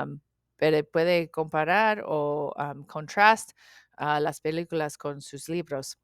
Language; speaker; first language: Spanish; non-native, learner; English